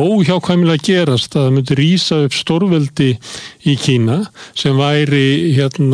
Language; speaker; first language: Icelandic; native; Icelandic